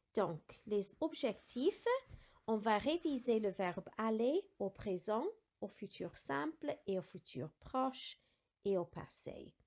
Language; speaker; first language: French; non-native, fluent; English